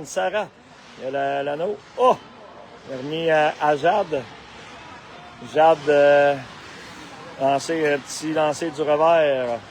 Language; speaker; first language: French; native; French